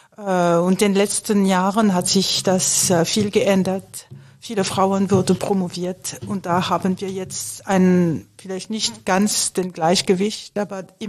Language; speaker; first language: German; non-native, fluent; French